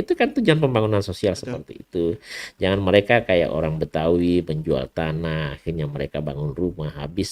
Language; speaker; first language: Indonesian; native; Indonesian